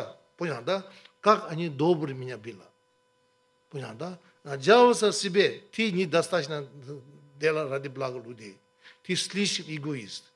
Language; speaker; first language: Russian; non-native, learner; Tibetan